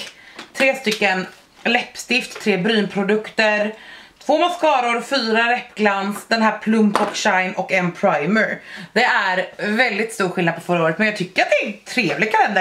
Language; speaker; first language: Swedish; native; Swedish